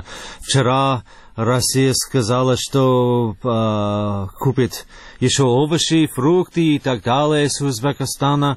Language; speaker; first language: Russian; non-native, fluent; English